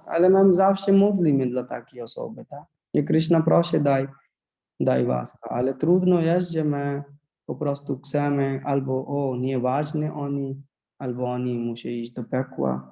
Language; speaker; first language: Polish; non-native, learner; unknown